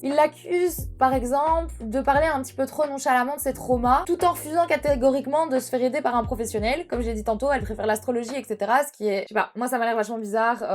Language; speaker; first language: French; native; French